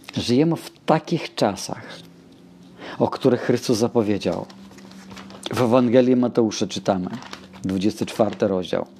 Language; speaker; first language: Polish; non-native, fluent; Russian